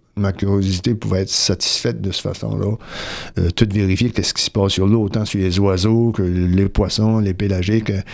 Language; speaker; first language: French; native; French